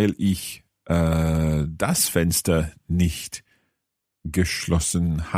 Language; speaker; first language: German; non-native, learner; English